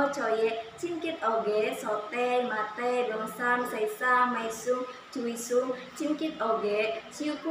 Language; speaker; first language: English; non-native, learner; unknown